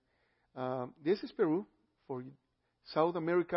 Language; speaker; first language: English; non-native, fluent; Papiamento